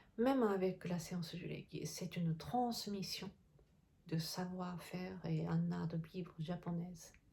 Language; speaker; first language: French; non-native, fluent; Japanese